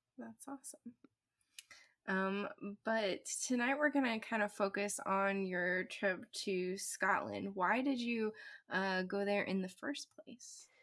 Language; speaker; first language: English; native; English